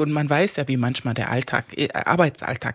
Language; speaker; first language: German; non-native, fluent; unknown